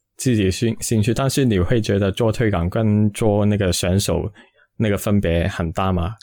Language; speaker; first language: Chinese; non-native, local second language; Cantonese